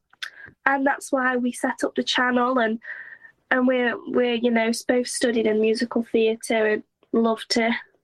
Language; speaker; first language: English; native; English